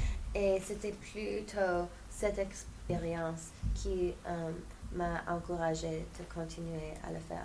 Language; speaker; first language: French; non-native, fluent; English